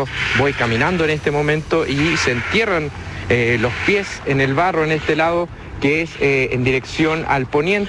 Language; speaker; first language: Spanish; native; Spanish